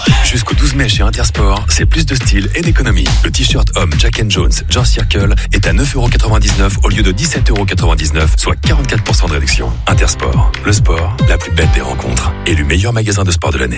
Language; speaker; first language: French; native; French